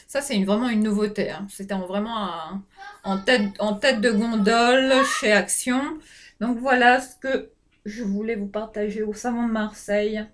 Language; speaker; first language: French; native; French